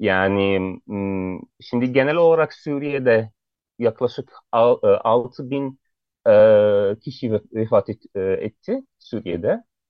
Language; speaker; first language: Turkish; non-native, fluent; Arabic